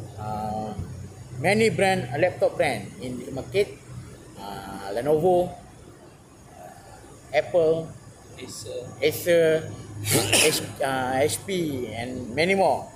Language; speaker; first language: English; non-native, learner; Malay